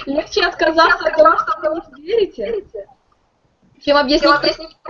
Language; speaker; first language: Russian; native; Russian